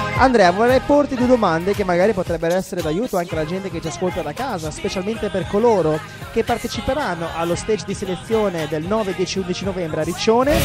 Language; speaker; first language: Italian; native; Italian